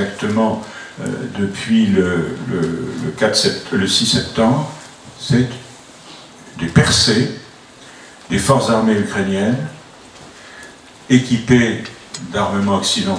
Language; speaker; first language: French; native; French